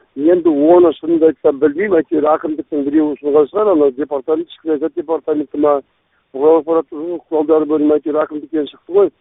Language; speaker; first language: Kazakh; native; Kazakh